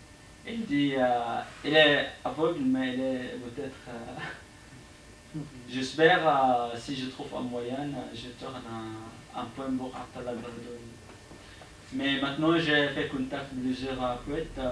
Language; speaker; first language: French; non-native, learner; Arabic